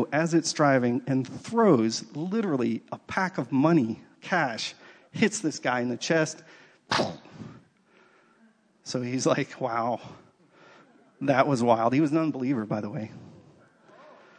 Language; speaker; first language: English; native; English